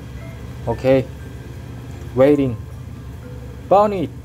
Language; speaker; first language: English; non-native, learner; Korean